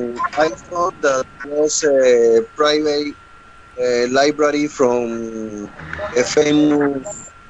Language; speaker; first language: English; non-native, learner; Spanish